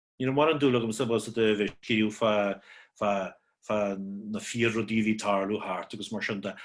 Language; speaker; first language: Irish; native; Irish